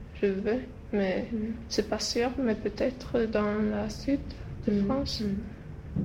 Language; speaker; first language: French; non-native, learner; Swedish